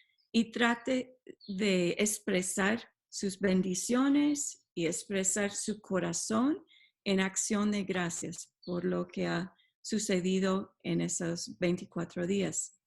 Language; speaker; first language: Spanish; non-native, fluent; English